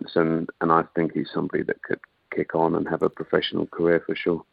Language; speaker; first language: English; native; English